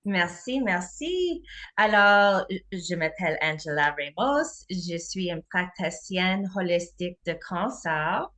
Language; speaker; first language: French; non-native, fluent; English